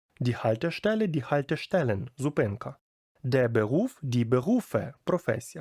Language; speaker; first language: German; non-native, fluent; Ukrainian